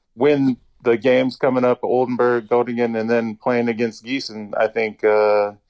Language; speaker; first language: English; native; English